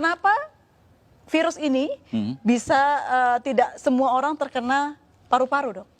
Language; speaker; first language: Indonesian; native; Indonesian